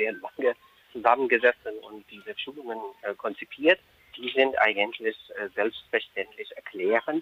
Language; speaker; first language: German; non-native, fluent; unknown